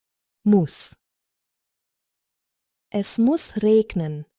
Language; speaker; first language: German; non-native, fluent; Croatian